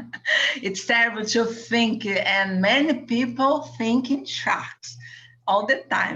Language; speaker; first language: English; non-native, learner; Portuguese